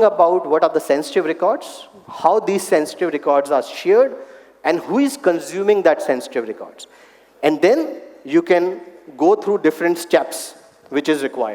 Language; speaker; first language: English; non-native, local second language; Hindi